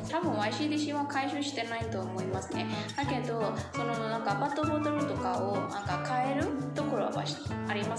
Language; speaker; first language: Japanese; non-native, fluent; Burmese